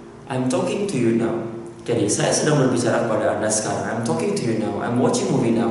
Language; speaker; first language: English; non-native, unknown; Indonesian